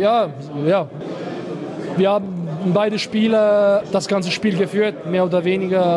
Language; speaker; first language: German; non-native, fluent; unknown